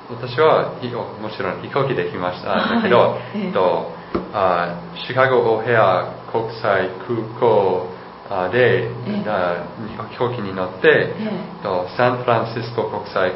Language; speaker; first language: Japanese; non-native, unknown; English